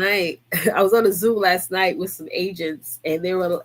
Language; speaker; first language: English; native; English